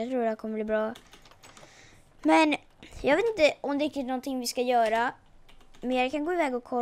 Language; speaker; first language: Swedish; native; Swedish